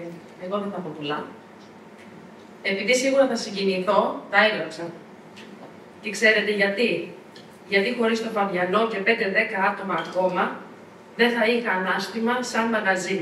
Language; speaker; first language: Greek; non-native, fluent; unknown